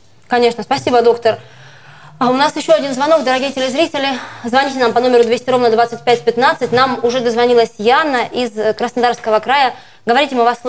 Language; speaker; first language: Russian; native; Russian